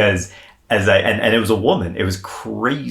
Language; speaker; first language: English; native; English